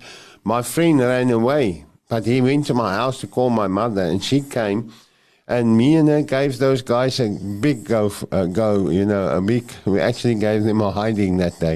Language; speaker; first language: English; non-native, local second language; Afrikaans